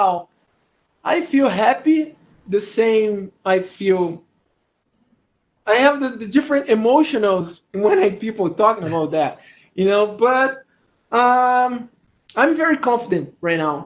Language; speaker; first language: English; non-native, learner; Portuguese